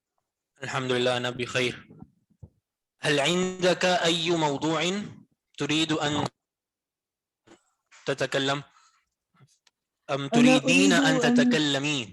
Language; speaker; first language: Arabic; non-native, fluent; Urdu